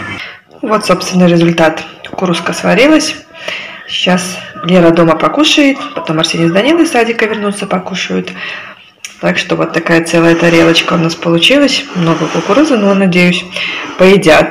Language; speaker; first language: Russian; native; Russian